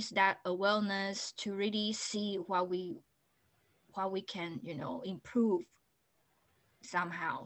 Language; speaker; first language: English; non-native, fluent; Chinese